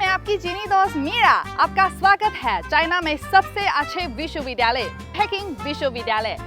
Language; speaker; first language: Hindi; non-native, fluent; Chinese